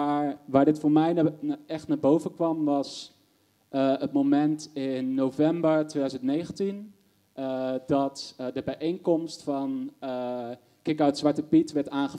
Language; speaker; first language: Dutch; native; Dutch